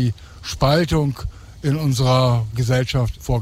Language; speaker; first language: German; native; German